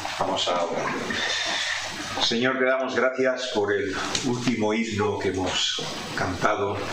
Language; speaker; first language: Spanish; native; Spanish